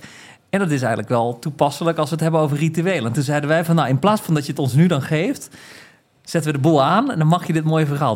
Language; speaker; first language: Dutch; native; Dutch